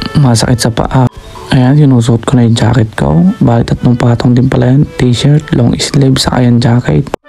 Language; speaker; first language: Filipino; native; Filipino